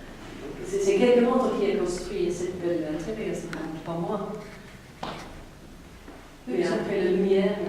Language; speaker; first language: French; non-native, learner; English